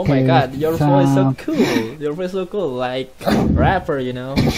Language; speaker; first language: English; non-native, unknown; Indonesian